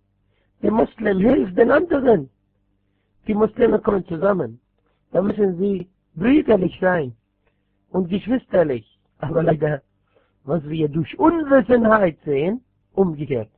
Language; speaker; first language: German; non-native, fluent; Arabic